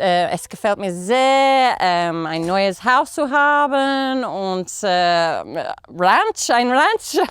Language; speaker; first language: German; non-native, learner; English